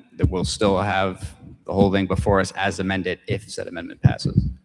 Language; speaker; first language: English; native; English